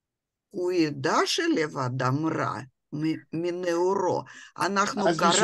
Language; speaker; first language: Hebrew; non-native, fluent; Russian